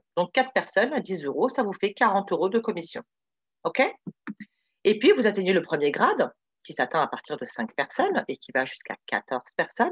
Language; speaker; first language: French; native; French